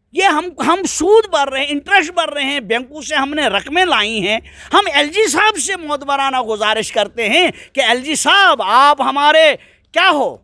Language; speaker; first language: Hindi; native; Hindi